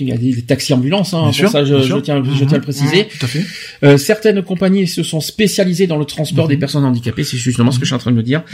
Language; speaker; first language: French; native; French